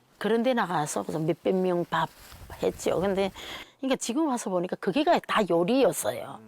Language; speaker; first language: Korean; native; Korean